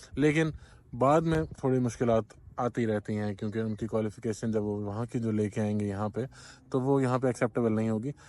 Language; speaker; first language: Urdu; native; Urdu